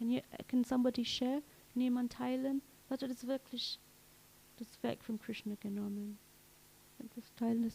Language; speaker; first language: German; non-native, learner; English